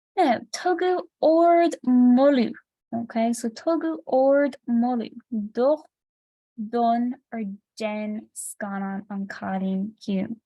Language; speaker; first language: Irish; non-native, local second language; English